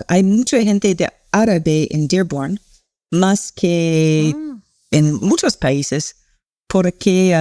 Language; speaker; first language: Spanish; non-native, learner; English